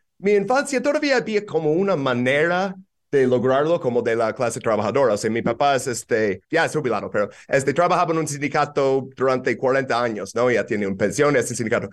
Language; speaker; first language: Spanish; non-native, fluent; English